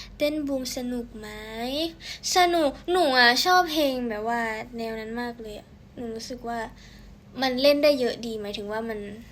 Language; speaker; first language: Thai; native; Thai